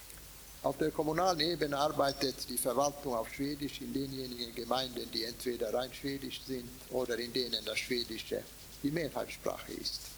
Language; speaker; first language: German; non-native, fluent; Swedish